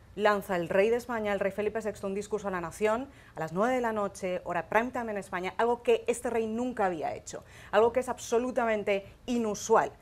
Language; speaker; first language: Spanish; native; Spanish